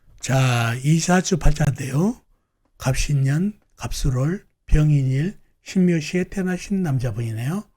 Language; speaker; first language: Korean; native; Korean